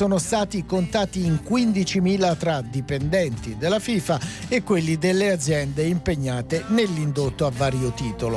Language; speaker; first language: Italian; native; Italian